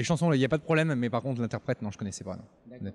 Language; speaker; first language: French; native; French